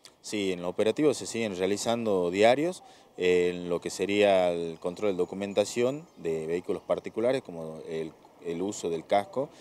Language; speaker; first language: Spanish; native; Spanish